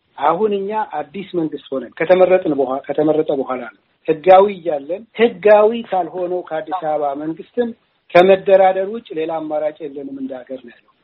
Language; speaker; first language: Amharic; non-native, local second language; Tigrinya